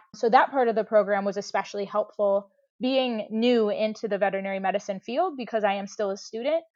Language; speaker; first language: English; native; English